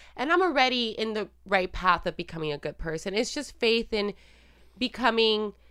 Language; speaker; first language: English; non-native, fluent; Spanish